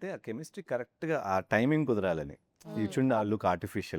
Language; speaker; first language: Telugu; native; Telugu